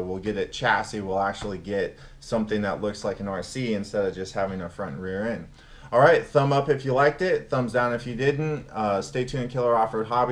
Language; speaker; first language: English; native; English